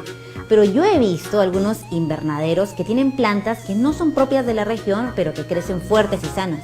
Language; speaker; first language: Spanish; native; Spanish